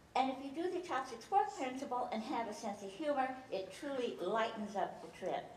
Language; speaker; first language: English; early bilingual, other home language; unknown